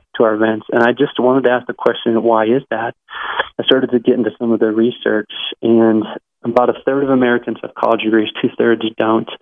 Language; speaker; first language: English; native; English